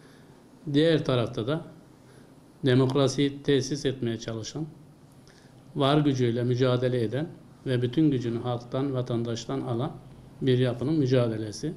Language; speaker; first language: Turkish; native; Turkish